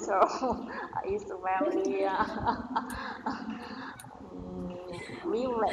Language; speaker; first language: English; non-native, learner; Vietnamese